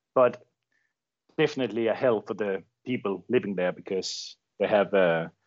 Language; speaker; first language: English; non-native, fluent; Danish